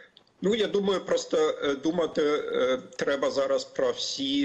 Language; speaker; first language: Ukrainian; non-native, fluent; German